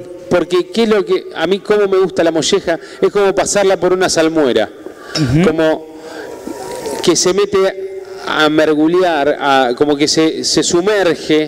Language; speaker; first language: Spanish; native; Spanish